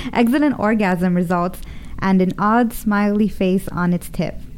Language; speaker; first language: English; early bilingual, other home language; Spanish